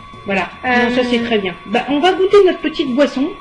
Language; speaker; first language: French; native; French